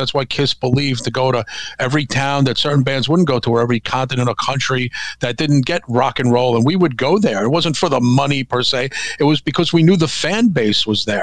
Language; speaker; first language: English; native; English